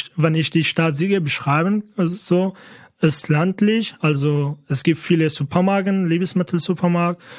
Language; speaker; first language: German; non-native, fluent; Kurdish